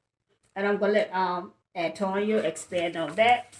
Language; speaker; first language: English; native; English